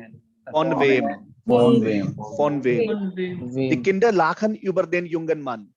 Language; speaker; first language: German; non-native, fluent; Hindi